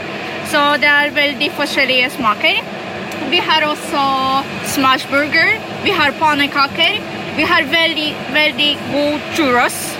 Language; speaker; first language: Norwegian; non-native, learner; Polish